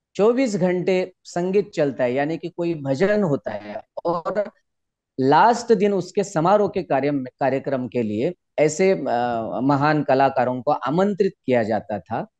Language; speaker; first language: Hindi; non-native, local second language; Konkani